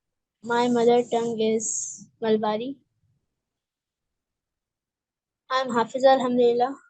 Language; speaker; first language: English; non-native, learner; Malayalam